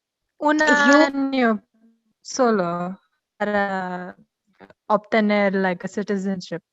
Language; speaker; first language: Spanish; non-native, learner; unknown